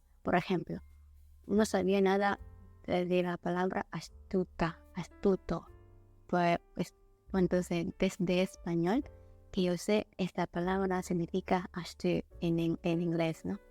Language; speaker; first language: Spanish; non-native, learner; Indonesian